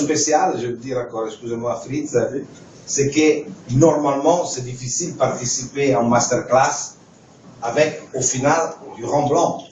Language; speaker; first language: French; non-native, fluent; Italian